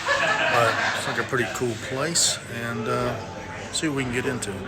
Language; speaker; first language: English; native; English